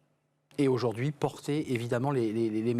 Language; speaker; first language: French; native; French